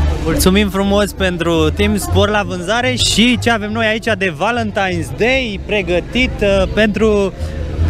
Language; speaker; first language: Romanian; native; Romanian